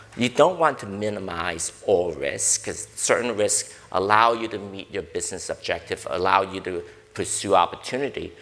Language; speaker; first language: English; native; English